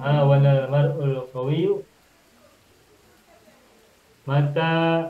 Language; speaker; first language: Arabic; non-native, fluent; Indonesian